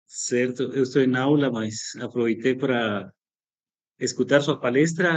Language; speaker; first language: Portuguese; non-native, fluent; Spanish